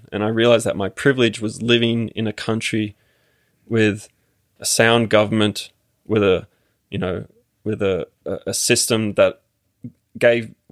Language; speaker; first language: English; native; English